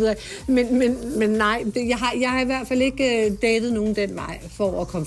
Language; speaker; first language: Danish; native; Danish